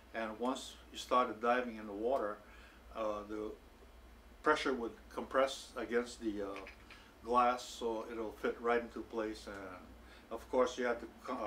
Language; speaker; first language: English; native; English